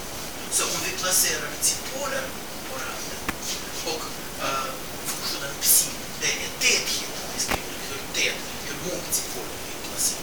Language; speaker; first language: Swedish; non-native, fluent; Russian